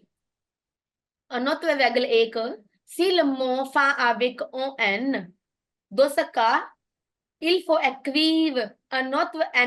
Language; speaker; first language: French; non-native, fluent; Punjabi